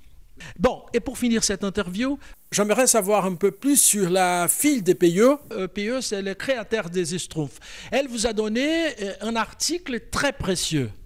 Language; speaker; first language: French; non-native, fluent; Portuguese